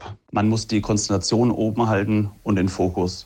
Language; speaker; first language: German; native; German